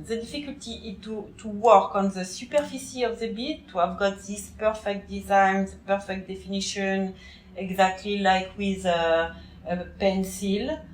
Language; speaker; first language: English; non-native, learner; French